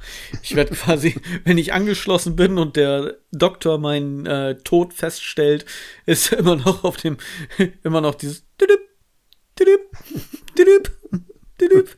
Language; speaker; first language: German; native; German